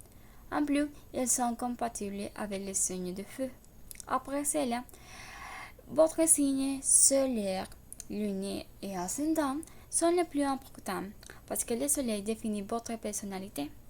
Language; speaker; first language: French; non-native, learner; Spanish